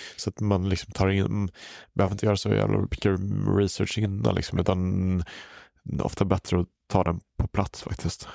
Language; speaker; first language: Swedish; native; Swedish